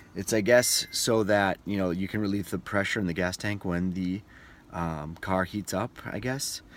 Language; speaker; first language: English; native; English